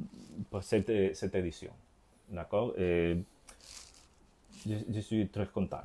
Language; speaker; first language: French; non-native, learner; Spanish